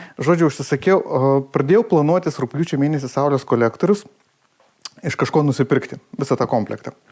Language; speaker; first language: Lithuanian; native; Lithuanian